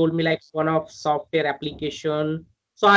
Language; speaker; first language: English; non-native, learner; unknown